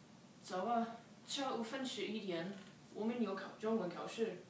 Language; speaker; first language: Chinese; non-native, learner; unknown